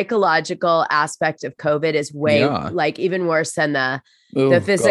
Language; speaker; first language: English; native; English